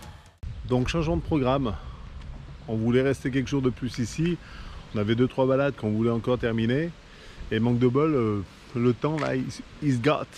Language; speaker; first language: French; native; French